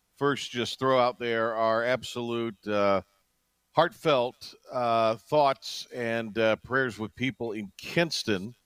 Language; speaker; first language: English; native; English